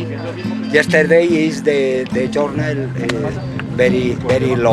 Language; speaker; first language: English; non-native, learner; Spanish